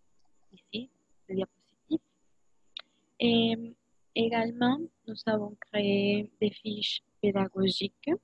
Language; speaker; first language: French; non-native, learner; Spanish